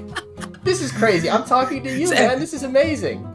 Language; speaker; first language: English; native; English